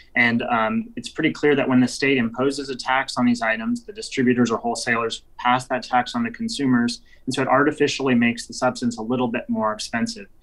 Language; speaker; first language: English; native; English